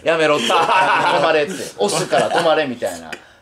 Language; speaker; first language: Japanese; native; Japanese